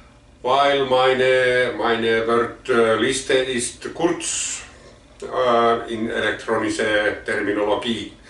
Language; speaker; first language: German; non-native, learner; Finnish